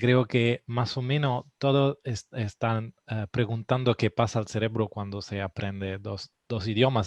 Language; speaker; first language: Spanish; non-native, fluent; Italian